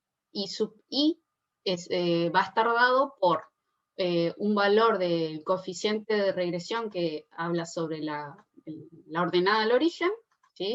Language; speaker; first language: Spanish; native; Spanish